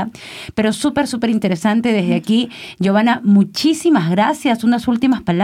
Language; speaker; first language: Spanish; native; Spanish